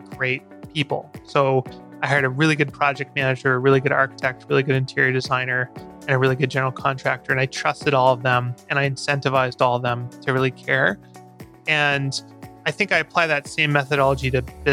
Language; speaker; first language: English; native; English